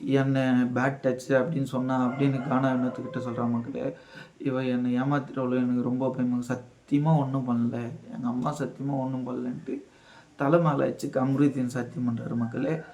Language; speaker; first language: Tamil; native; Tamil